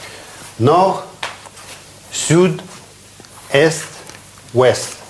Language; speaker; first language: French; non-native, fluent; Russian